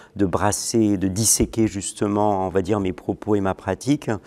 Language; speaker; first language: French; non-native, local second language; Malagasy